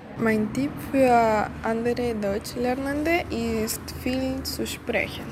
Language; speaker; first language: German; non-native, learner; Spanish